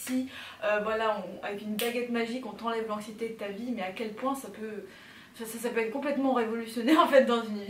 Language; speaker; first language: French; native; French